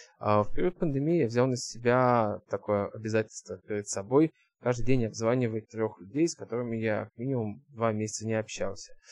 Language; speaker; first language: Russian; early bilingual, heritage; Russian